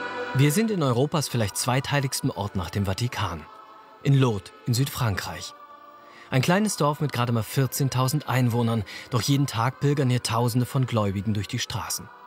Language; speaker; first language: German; native; German